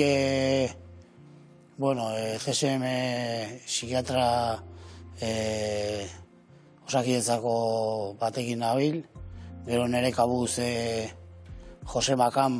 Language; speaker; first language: Basque; native; Basque